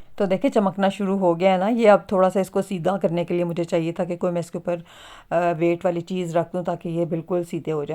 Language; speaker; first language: Urdu; native; Urdu